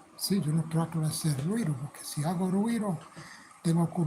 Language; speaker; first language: Spanish; non-native, fluent; English